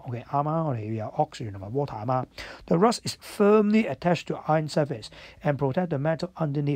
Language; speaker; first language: English; non-native, local second language; Cantonese